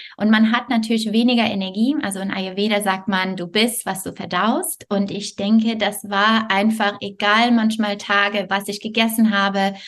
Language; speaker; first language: German; non-native, fluent; French